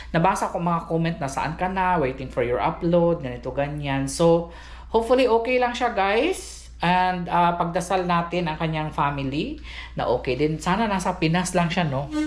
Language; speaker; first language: Filipino; native; Filipino